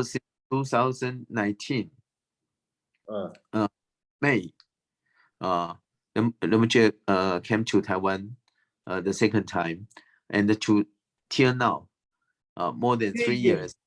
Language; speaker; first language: English; non-native, fluent; Chinese